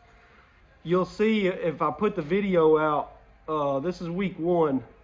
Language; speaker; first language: English; native; English